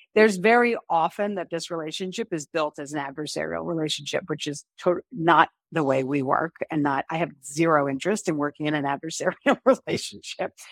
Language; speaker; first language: English; native; English